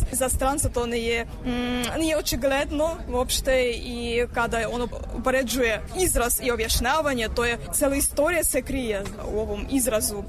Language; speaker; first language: Serbian; non-native, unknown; Russian